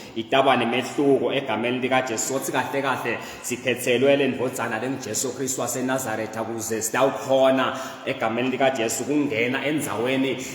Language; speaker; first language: Zulu; non-native, local second language; Swati